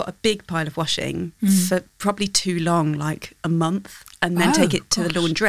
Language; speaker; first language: English; native; English